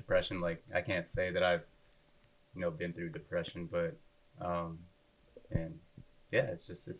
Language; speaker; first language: English; native; English